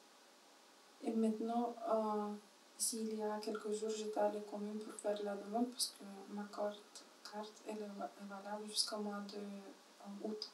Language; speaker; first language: French; non-native, fluent; Turkish